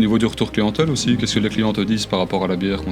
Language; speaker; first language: French; native; French